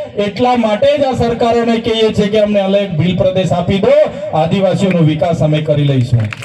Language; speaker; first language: Gujarati; non-native, local second language; Vasavi